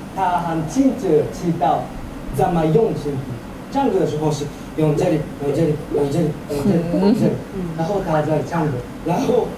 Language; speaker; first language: Chinese; non-native, fluent; Thai